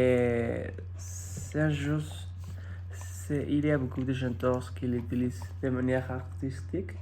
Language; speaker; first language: French; non-native, fluent; Spanish